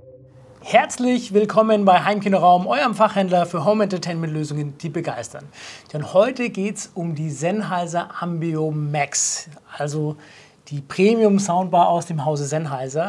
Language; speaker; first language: German; native; German